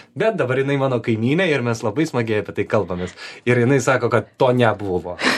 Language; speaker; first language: Lithuanian; non-native, local second language; Polish